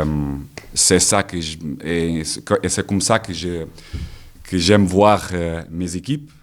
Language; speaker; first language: French; non-native, learner; Portuguese